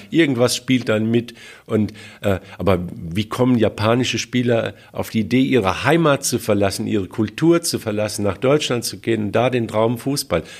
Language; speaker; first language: German; native; German